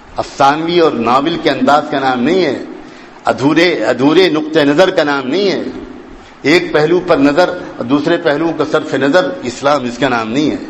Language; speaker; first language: Urdu; native; Urdu